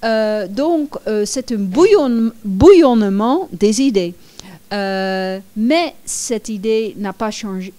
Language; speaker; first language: French; non-native, fluent; Dutch